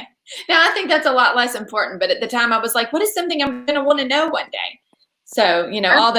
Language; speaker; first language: English; native; English